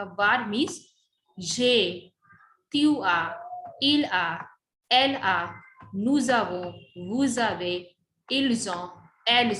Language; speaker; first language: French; non-native, learner; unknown